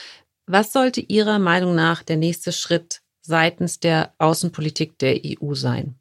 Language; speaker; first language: German; native; German